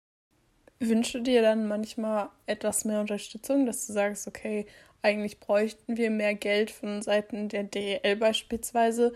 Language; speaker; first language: German; native; German